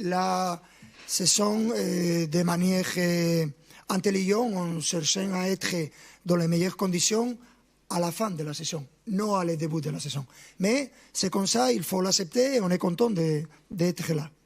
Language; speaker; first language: French; non-native, fluent; Spanish